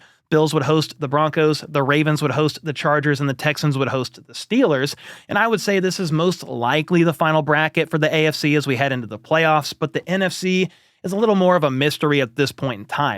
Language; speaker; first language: English; native; English